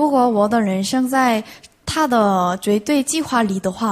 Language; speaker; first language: Chinese; non-native, fluent; Korean